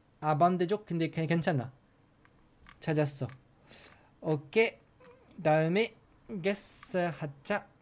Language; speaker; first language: Korean; non-native, learner; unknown